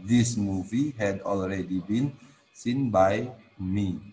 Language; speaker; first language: English; non-native, learner; Indonesian